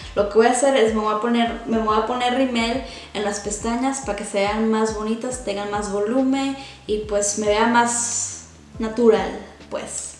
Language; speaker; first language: Spanish; early bilingual, heritage; Spanish